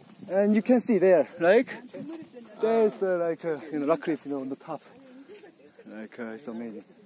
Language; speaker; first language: English; non-native, fluent; Korean